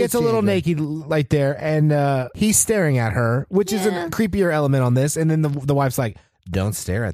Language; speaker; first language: English; native; English